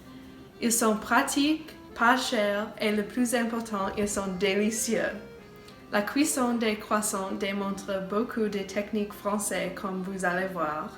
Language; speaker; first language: French; non-native, learner; English